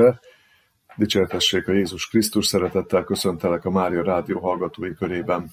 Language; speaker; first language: Hungarian; native; Hungarian